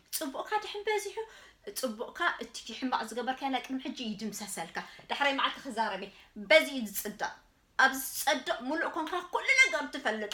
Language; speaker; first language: Tigrinya; native; Tigrinya